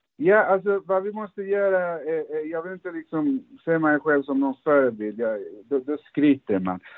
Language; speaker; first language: Swedish; early bilingual, other home language; Persian